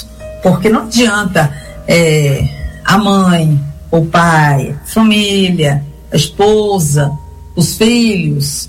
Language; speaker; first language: Portuguese; native; Portuguese